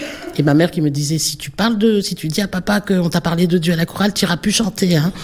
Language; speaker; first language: French; native; French